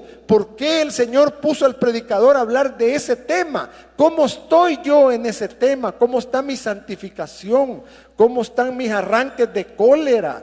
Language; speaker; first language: Spanish; native; Spanish